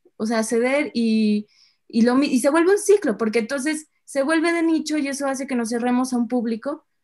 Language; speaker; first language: Spanish; native; Spanish